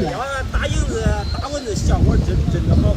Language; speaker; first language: Chinese; native; Chinese